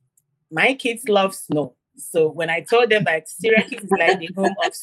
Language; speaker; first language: English; non-native, local second language; Igbo